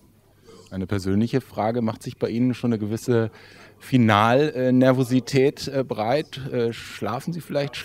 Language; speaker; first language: German; native; German